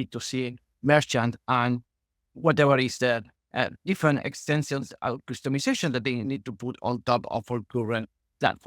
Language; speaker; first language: English; non-native, fluent; Spanish